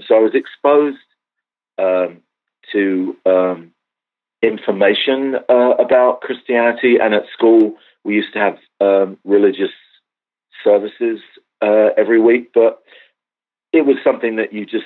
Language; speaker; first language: English; native; English